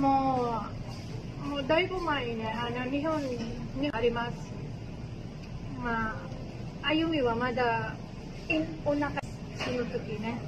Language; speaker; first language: Japanese; non-native, learner; Filipino